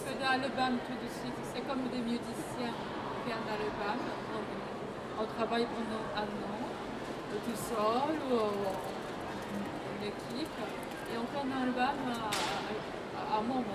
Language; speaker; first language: French; non-native, fluent; Japanese